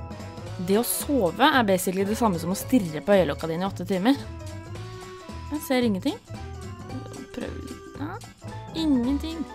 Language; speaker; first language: Norwegian; native; Norwegian